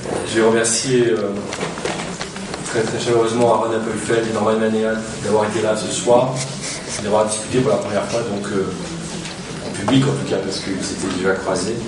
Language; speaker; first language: French; native; French